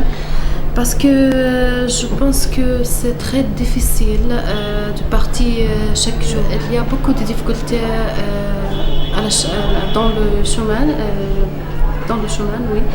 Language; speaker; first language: French; non-native, learner; Arabic